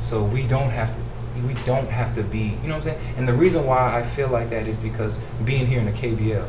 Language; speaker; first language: English; native; English